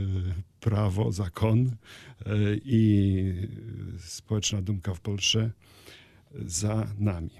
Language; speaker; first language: Ukrainian; non-native, learner; Polish